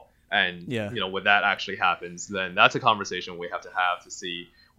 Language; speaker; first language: English; non-native, fluent; Chinese